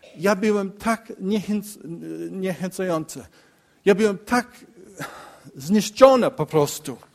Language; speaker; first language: Polish; non-native, learner; English